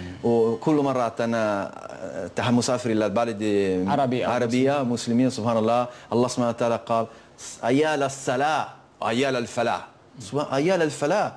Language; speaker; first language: Arabic; non-native, learner; Italian